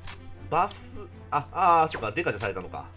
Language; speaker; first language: Japanese; native; Japanese